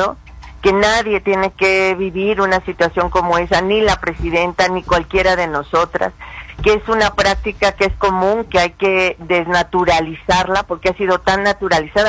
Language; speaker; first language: Spanish; native; Spanish